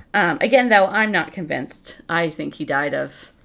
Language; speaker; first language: English; native; English